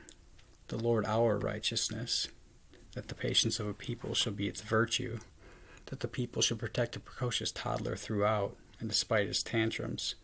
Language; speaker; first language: English; native; English